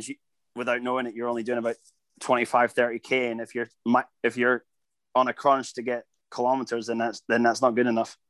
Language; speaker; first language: English; native; English